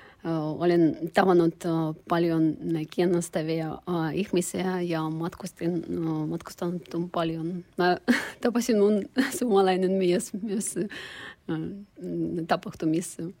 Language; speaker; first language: Finnish; non-native, learner; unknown